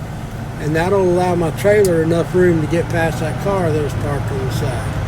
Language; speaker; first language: English; native; English